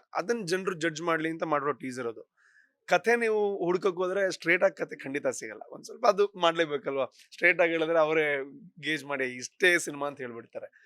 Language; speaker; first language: Kannada; non-native, local second language; Tulu